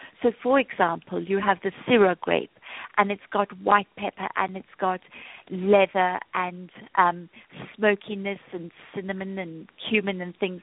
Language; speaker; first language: English; native; English